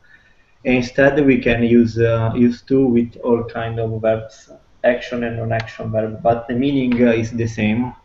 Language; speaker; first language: English; non-native, fluent; Italian